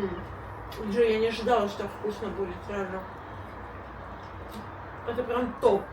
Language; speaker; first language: Russian; native; Russian